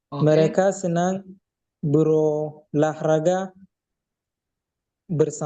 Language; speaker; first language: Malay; non-native, learner; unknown